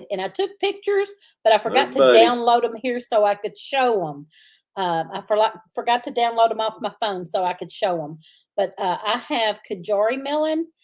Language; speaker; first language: English; native; English